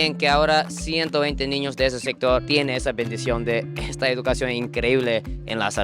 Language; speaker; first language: Spanish; non-native, fluent; Japanese